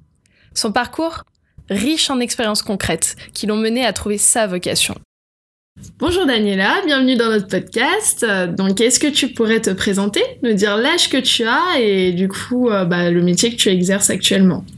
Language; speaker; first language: French; native; French